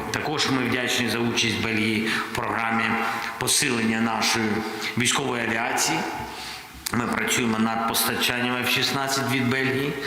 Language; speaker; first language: Ukrainian; non-native, local second language; Russian